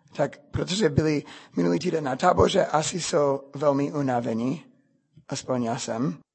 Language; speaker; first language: Czech; non-native, fluent; English